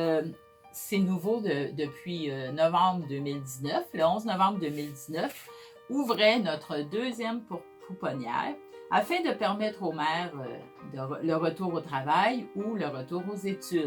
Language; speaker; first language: French; native; French